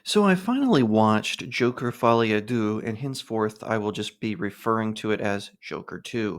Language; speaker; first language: English; native; English